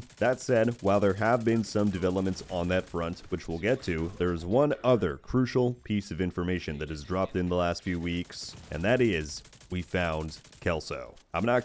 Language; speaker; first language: English; native; English